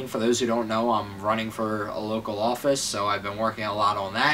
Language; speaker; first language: English; native; English